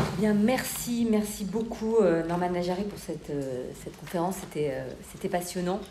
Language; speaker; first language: French; native; French